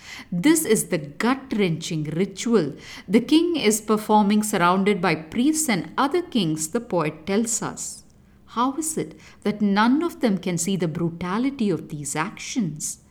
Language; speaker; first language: English; non-native, local second language; Tamil